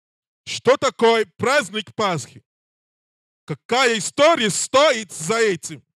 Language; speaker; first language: Russian; non-native, learner; English